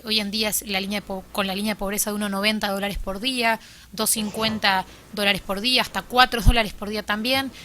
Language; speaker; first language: Spanish; native; Spanish